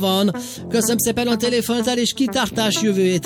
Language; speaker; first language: Hungarian; native; Hungarian